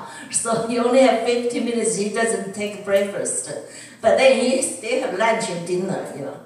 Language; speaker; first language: English; non-native, learner; Chinese